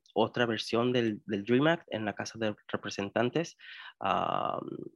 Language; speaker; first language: Spanish; early bilingual, heritage; Spanish